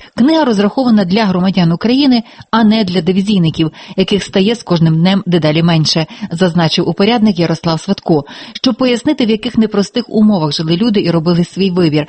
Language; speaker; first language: Ukrainian; native; Ukrainian